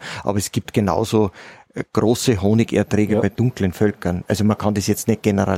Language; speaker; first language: German; native; German